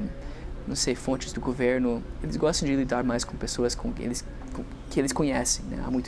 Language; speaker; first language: Portuguese; non-native, fluent; English